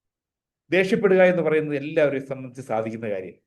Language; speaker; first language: Malayalam; native; Malayalam